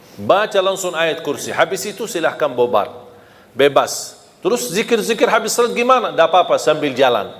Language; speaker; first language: Indonesian; non-native, fluent; Arabic